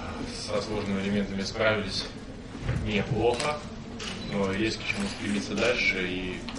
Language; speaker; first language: Russian; native; Russian